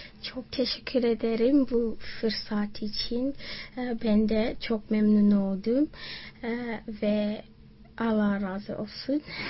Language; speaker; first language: Turkish; non-native, learner; Swati